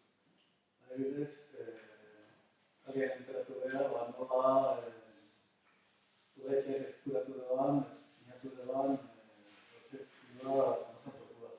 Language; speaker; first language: Basque; non-native, learner; Spanish